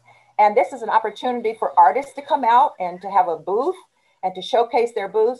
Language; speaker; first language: English; native; English